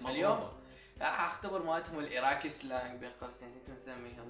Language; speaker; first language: Arabic; native; Arabic